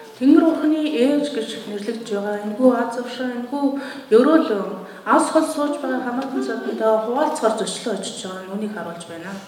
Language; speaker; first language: Mongolian; native; Mongolian